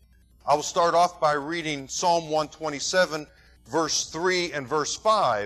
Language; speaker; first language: English; native; English